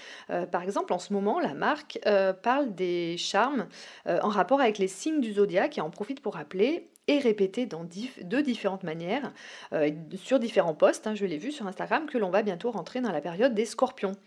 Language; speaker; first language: French; native; French